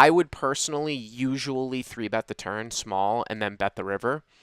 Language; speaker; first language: English; native; English